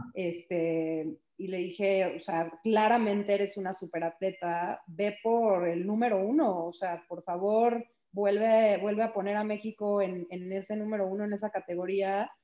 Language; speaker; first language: Spanish; early bilingual, heritage; Spanish